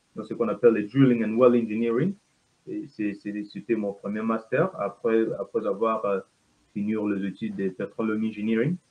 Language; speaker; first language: French; non-native, local second language; Lingala